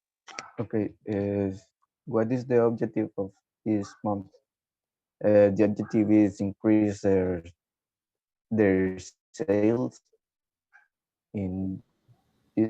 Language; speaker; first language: English; non-native, learner; Spanish